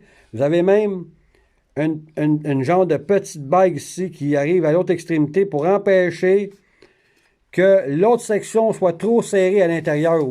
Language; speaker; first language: French; native; French